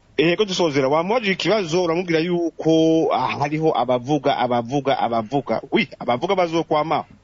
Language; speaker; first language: Rundi; native; Rundi